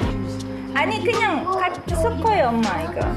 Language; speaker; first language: Korean; non-native, learner; Filipino